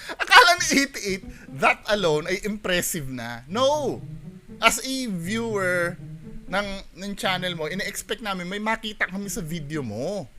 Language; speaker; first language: Filipino; native; Filipino